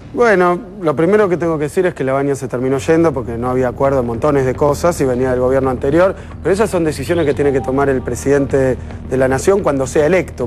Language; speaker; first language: Spanish; native; Spanish